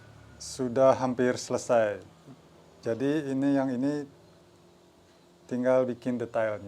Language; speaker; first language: Indonesian; non-native, local second language; Balinese